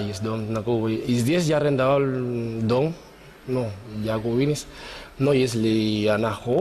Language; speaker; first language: Russian; non-native, learner; Spanish